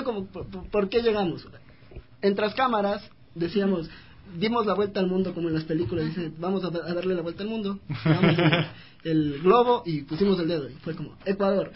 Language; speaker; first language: Spanish; native; Spanish